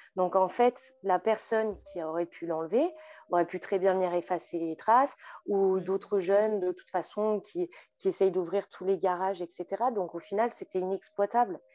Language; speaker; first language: French; native; French